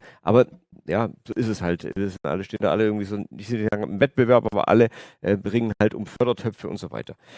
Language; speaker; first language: German; native; German